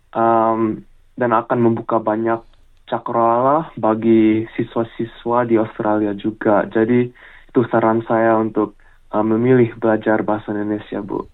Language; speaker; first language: Indonesian; early bilingual, heritage; English